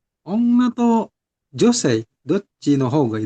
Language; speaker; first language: Japanese; non-native, learner; Indonesian